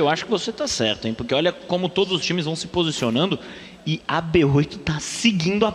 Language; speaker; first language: Portuguese; native; Portuguese